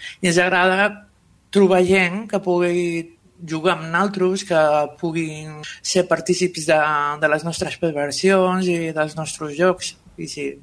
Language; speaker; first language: Catalan; non-native, local second language; Spanish